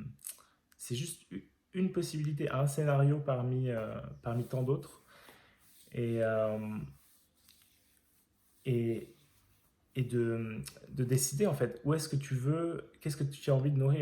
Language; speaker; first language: French; native; French